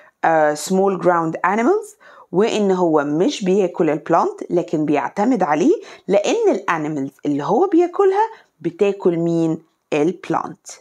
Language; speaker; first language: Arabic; native; Arabic